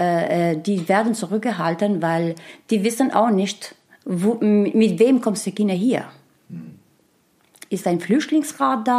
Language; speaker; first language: German; non-native, learner; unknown